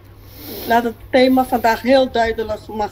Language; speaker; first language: Dutch; non-native, local second language; Papiamento